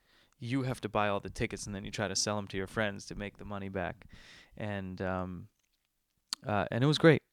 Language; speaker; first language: English; native; English